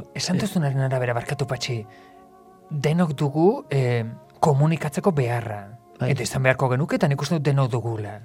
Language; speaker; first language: Basque; native; Basque